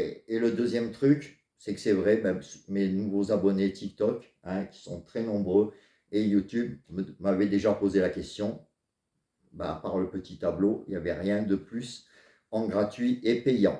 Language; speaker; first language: French; native; French